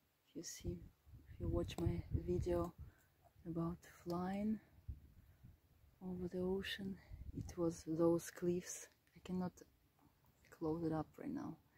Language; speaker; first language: English; non-native, fluent; Russian